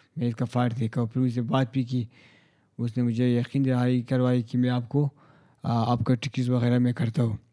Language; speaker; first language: Urdu; non-native, local second language; Hazaragi